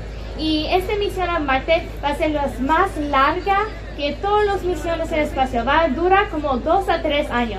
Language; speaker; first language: Spanish; non-native, learner; English